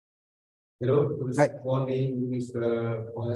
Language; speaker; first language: English; non-native, learner; Indonesian